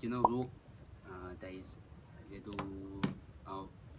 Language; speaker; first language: English; non-native, learner; Vietnamese